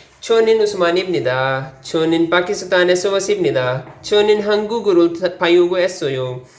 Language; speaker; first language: Korean; non-native, learner; Urdu